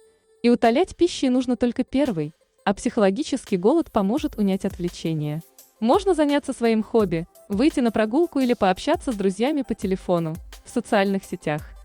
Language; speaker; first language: Russian; native; Russian